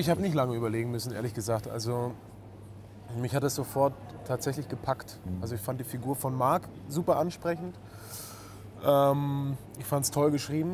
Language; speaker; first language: German; native; German